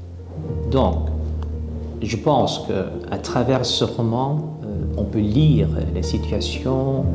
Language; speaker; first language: French; non-native, fluent; Korean